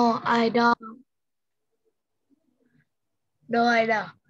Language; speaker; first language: English; non-native, learner; Vietnamese